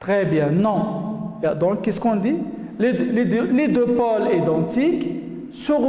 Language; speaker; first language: French; non-native, local second language; Arabic